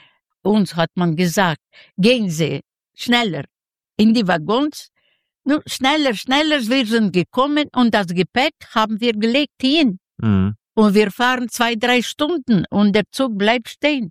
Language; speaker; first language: German; non-native, learner; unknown